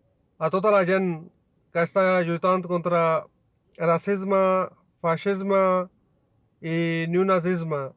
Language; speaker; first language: Catalan; non-native, learner; Urdu